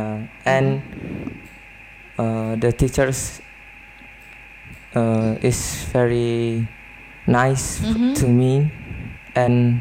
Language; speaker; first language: English; non-native, learner; Indonesian